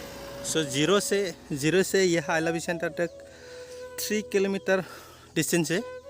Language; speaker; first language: Hindi; non-native, local second language; Bodo